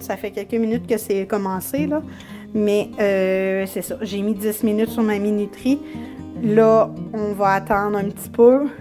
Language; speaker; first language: French; native; French